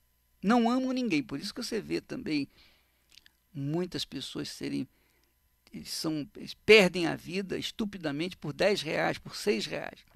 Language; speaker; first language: Portuguese; native; Portuguese